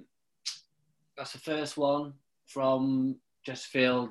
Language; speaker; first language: English; native; English